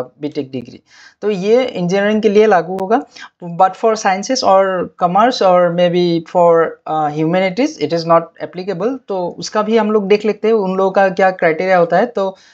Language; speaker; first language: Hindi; non-native, local second language; Assamese